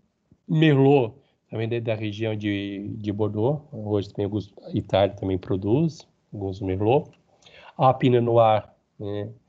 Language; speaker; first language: Portuguese; native; Portuguese